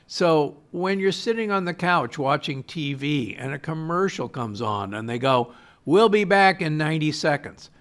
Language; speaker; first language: English; native; English